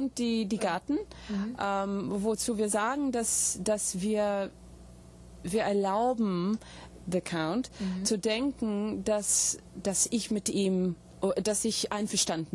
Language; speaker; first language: German; non-native, fluent; English